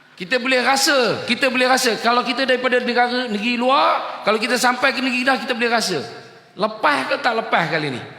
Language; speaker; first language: Malay; native; Malay